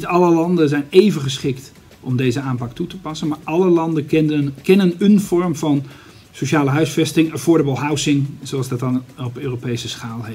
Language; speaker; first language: Dutch; native; Dutch